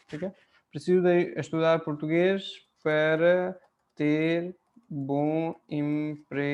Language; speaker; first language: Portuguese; non-native, fluent; Hindi